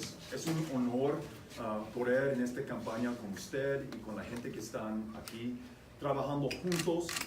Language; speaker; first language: Spanish; non-native, fluent; English